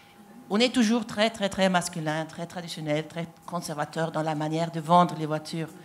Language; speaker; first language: French; non-native, fluent; Swedish